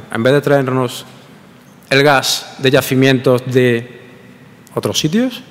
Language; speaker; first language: Spanish; native; Spanish